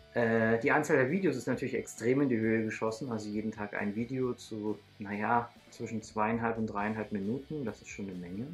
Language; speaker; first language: German; native; German